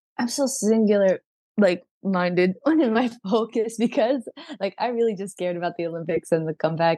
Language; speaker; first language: English; native; English